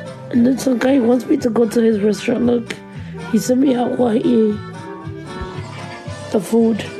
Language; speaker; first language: English; early bilingual, other home language; Spanish